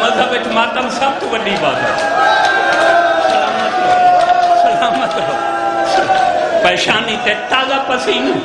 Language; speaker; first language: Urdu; non-native, local second language; Punjabi